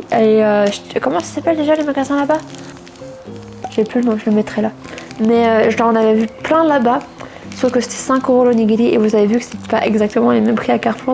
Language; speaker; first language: French; native; French